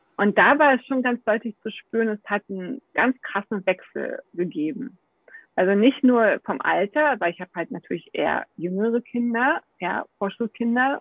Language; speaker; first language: German; native; German